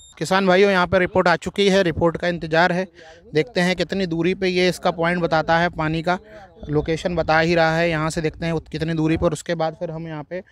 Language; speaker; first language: Hindi; native; Hindi